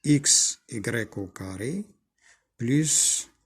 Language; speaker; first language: French; non-native, local second language; Arabic